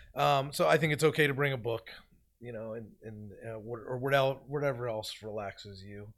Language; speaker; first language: English; native; English